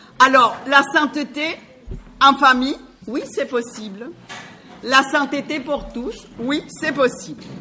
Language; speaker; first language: French; non-native, fluent; Spanish